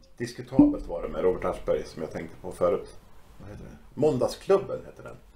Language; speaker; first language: Swedish; native; Swedish